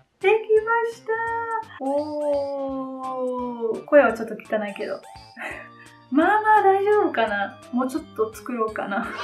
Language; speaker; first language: Japanese; non-native, learner; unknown